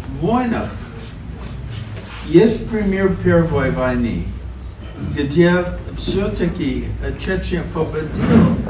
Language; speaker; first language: Russian; non-native, fluent; English